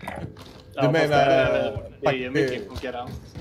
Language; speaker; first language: Swedish; native; Swedish